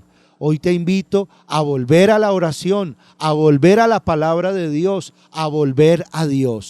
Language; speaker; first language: Spanish; native; Spanish